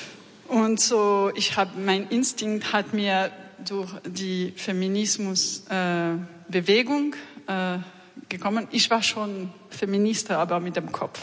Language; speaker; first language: German; non-native, learner; French